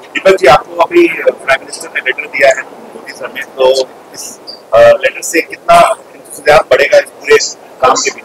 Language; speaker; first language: Hindi; native; Hindi